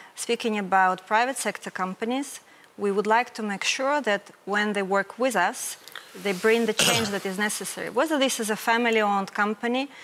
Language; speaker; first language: English; non-native, fluent; Ukrainian